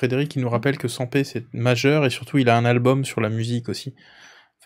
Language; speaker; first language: French; native; French